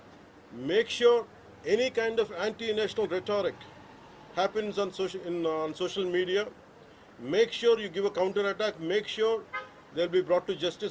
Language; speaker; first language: English; non-native, local second language; Telugu